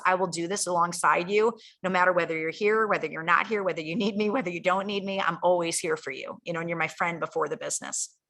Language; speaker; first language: English; native; English